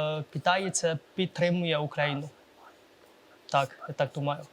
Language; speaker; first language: Ukrainian; non-native, learner; Chinese